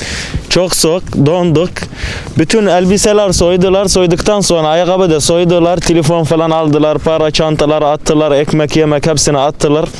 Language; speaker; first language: Turkish; non-native, learner; Arabic